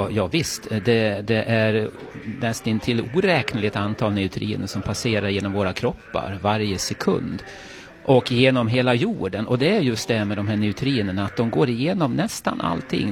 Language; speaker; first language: Swedish; native; Swedish